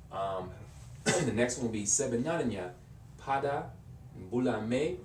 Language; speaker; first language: Indonesian; non-native, learner; English